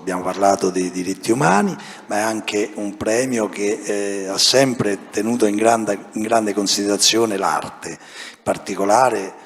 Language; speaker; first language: Italian; native; Italian